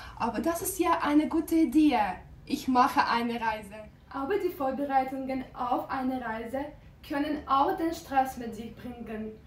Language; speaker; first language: German; non-native, fluent; Russian